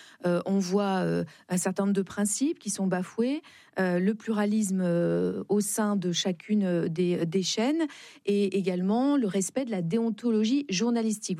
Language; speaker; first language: French; native; French